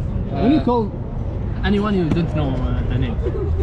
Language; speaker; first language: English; non-native, fluent; Arabic